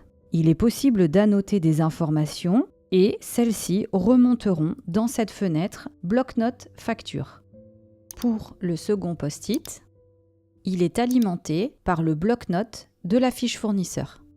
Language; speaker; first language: French; native; French